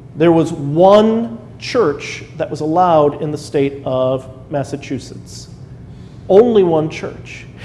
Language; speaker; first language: English; native; English